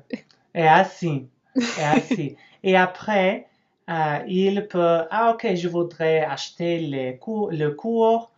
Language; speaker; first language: French; non-native, learner; English